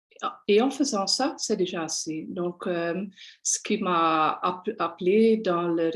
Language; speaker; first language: French; non-native, local second language; Dutch